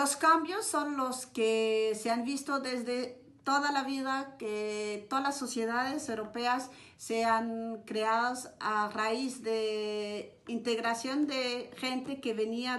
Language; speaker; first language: Spanish; non-native, fluent; French